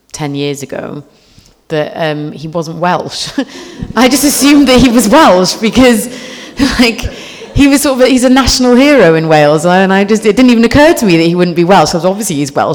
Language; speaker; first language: English; native; English